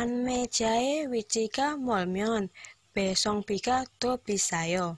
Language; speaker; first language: Korean; non-native, learner; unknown